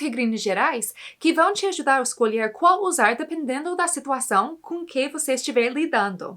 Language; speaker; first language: Portuguese; non-native, fluent; English